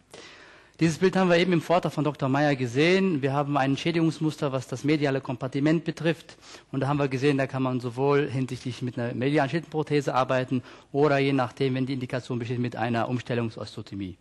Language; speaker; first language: German; native; German